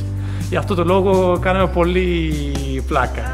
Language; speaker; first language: Greek; non-native, fluent; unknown